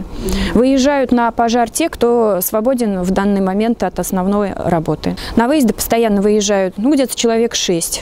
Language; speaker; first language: Russian; native; Russian